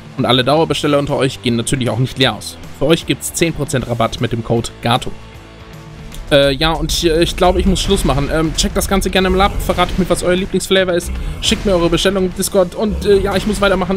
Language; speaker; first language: German; native; German